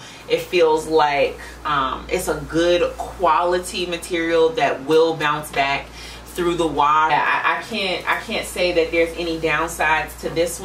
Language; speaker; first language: English; native; English